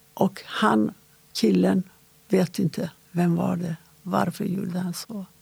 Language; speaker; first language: Swedish; non-native, fluent; Persian